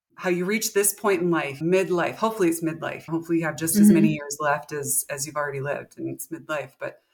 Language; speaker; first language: English; native; English